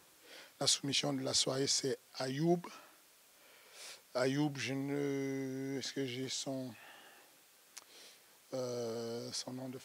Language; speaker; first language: French; native; French